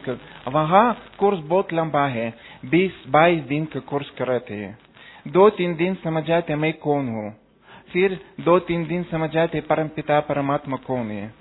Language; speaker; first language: Hindi; non-native, learner; Russian